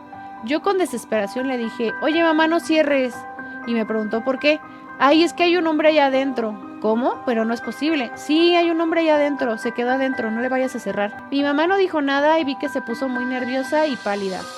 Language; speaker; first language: Spanish; native; Spanish